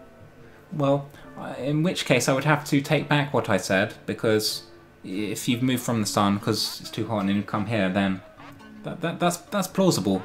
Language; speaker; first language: English; native; English